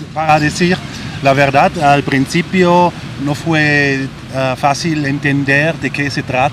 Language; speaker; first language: Spanish; non-native, learner; German